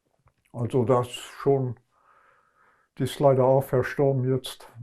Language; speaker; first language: German; non-native, local second language; Luxembourgish